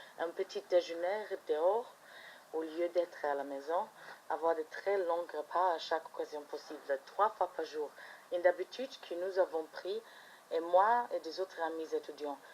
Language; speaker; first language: French; non-native, fluent; German